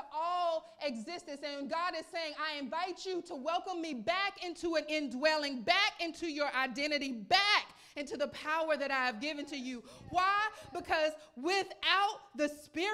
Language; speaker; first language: English; native; English